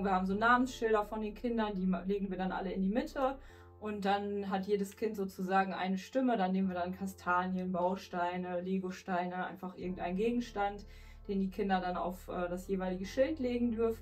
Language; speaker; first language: German; native; German